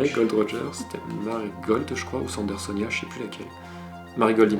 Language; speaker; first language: French; native; French